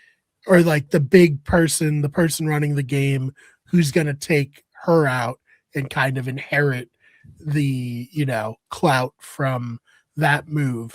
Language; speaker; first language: English; native; English